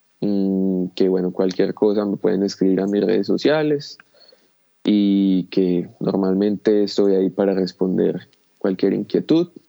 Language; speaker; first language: Spanish; native; Spanish